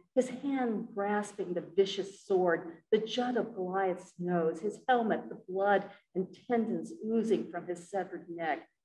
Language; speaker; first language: English; native; English